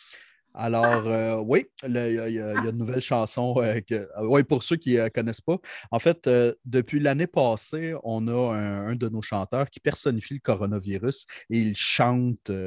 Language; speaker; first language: French; native; French